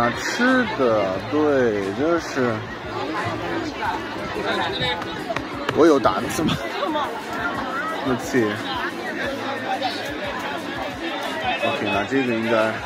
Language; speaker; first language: Chinese; non-native, learner; English